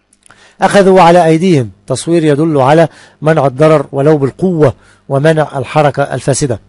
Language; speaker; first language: Arabic; native; Arabic